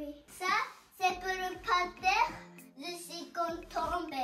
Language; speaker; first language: French; early bilingual, other home language; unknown